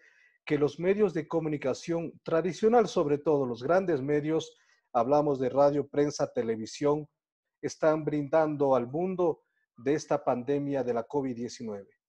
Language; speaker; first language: Spanish; native; Spanish